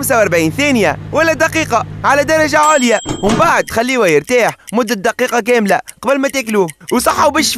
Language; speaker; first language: Arabic; native; Arabic